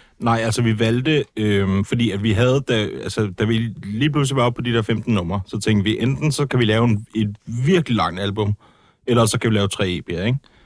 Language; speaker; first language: Danish; native; Danish